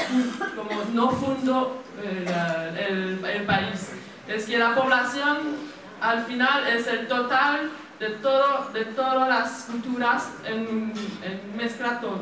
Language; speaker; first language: Spanish; non-native, learner; French